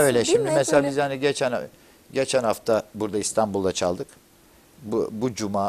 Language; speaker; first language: Turkish; native; Turkish